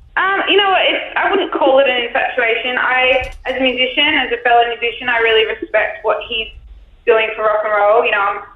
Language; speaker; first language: English; native; English